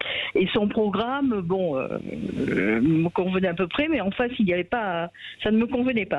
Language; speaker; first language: French; native; French